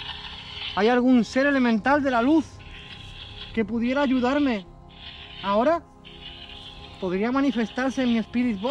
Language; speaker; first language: Spanish; native; Spanish